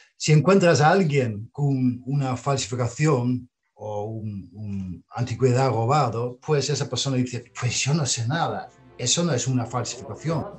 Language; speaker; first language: Spanish; non-native, fluent; Dutch